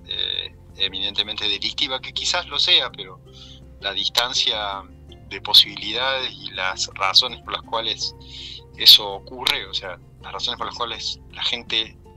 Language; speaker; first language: Spanish; native; Spanish